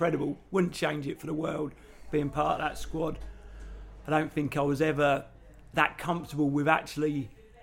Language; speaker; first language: English; native; English